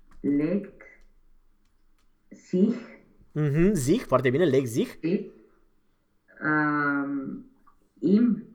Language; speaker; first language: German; non-native, fluent; Romanian